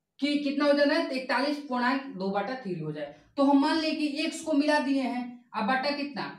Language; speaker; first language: Hindi; native; Hindi